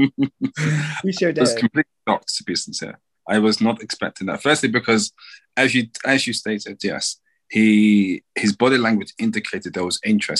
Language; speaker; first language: English; native; English